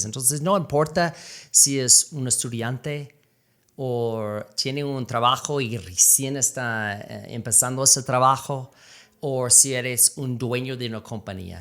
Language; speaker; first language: Spanish; non-native, fluent; English